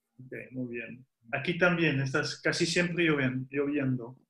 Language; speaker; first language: Spanish; non-native, fluent; Dutch